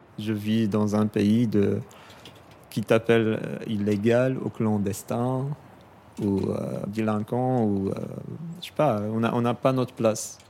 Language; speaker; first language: French; non-native, local second language; Arabic